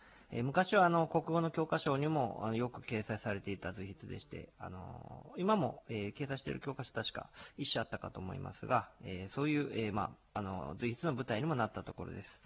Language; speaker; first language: Japanese; native; Japanese